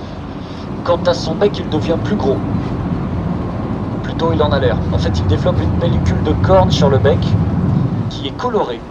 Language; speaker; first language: French; native; French